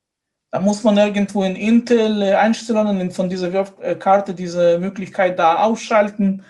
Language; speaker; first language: German; non-native, fluent; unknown